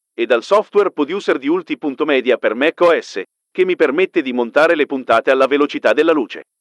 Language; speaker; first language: Italian; native; Italian